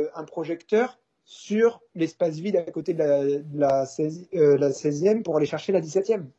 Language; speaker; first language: French; native; French